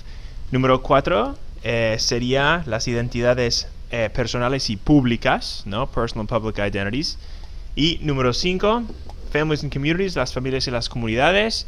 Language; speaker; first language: Spanish; non-native, fluent; English